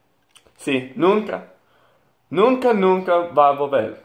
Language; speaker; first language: Spanish; non-native, learner; English